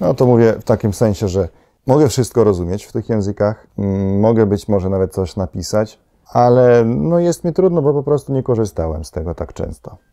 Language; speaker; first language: Polish; non-native, fluent; Slovenian